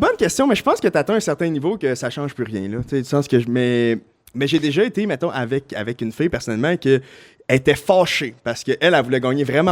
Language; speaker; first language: French; native; French